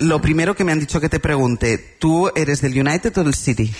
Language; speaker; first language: Spanish; native; Spanish